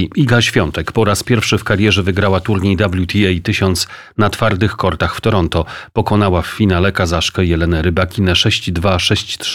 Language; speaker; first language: Polish; native; Polish